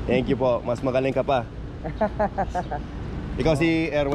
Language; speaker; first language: Filipino; non-native, learner; English